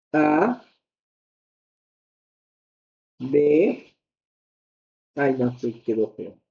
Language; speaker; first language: Spanish; native; Spanish